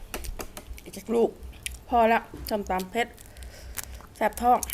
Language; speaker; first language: Thai; non-native, local second language; Northeastern Thai